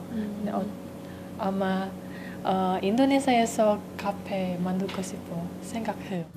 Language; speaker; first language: Korean; non-native, learner; Indonesian